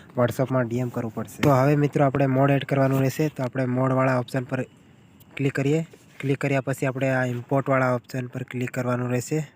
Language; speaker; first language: Gujarati; non-native, local second language; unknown